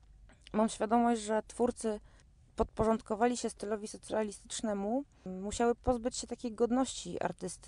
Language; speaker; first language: Polish; native; Polish